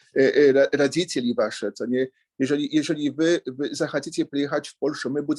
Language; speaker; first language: Russian; non-native, learner; Polish